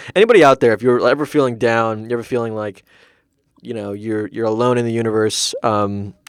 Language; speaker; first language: English; early bilingual, other home language; Hindi